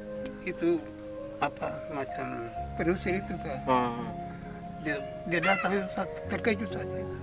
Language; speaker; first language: Indonesian; non-native, local second language; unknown